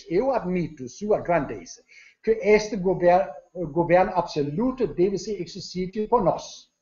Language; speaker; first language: Portuguese; non-native, learner; Danish